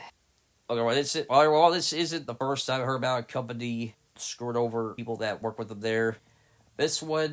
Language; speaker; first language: English; native; English